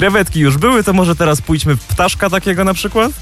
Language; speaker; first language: Polish; native; Polish